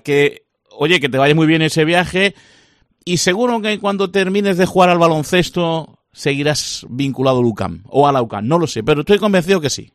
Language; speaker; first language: Spanish; native; Spanish